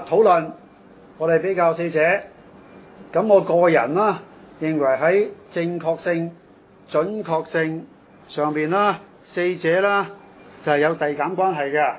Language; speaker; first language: Chinese; non-native, local second language; Cantonese